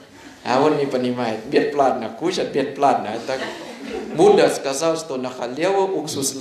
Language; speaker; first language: Russian; non-native, learner; Thai